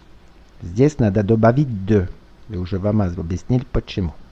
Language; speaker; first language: Russian; non-native, fluent; French